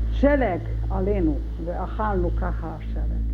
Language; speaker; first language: Hebrew; non-native, learner; Hungarian